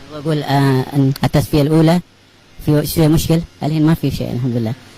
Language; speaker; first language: Arabic; non-native, learner; Urdu